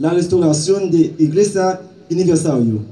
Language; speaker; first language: Spanish; non-native, learner; Haitian Creole